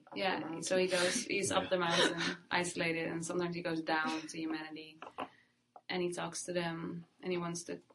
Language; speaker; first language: English; non-native, fluent; Dutch